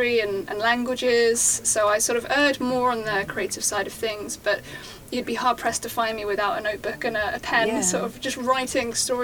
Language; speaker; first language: English; native; English